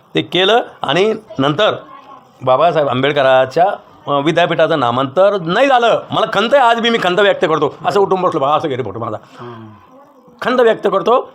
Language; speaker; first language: Marathi; native; Marathi